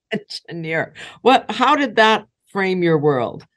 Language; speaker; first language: English; native; English